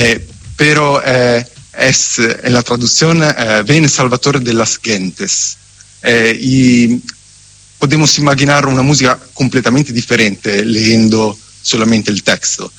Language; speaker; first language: Spanish; non-native, fluent; Italian